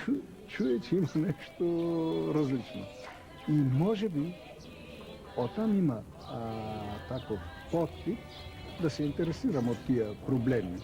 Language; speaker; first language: Bulgarian; non-native, local second language; Macedonian